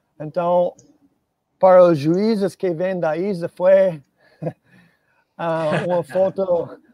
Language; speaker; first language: Portuguese; non-native, fluent; English